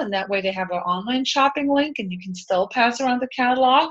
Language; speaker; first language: English; native; English